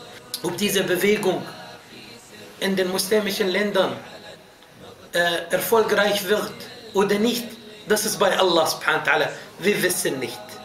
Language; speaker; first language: German; non-native, fluent; Arabic